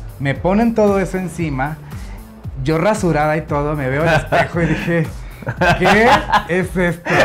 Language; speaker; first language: Spanish; native; Spanish